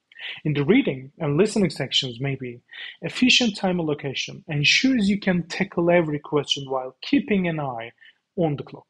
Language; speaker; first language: English; non-native, fluent; Turkish